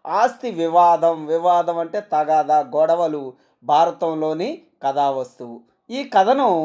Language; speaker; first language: Telugu; native; Telugu